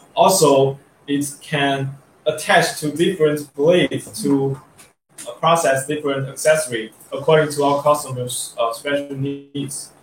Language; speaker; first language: English; non-native, learner; Chinese